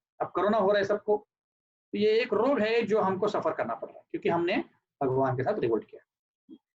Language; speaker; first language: Hindi; non-native, local second language; Marathi